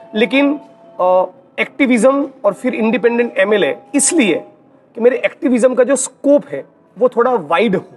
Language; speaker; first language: Hindi; non-native, local second language; Gujarati